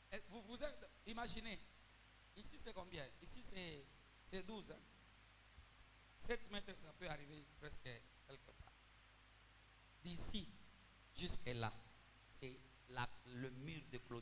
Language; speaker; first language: French; non-native, local second language; Swahili